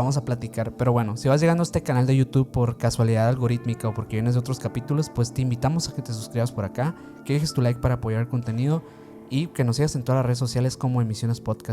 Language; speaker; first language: Spanish; native; Spanish